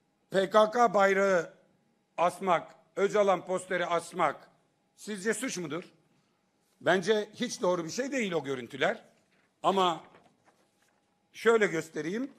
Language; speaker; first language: Turkish; native; Turkish